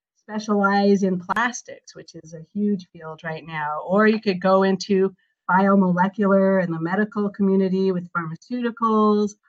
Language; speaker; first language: English; native; English